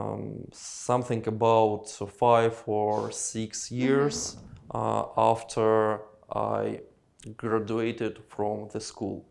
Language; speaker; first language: English; non-native, learner; Russian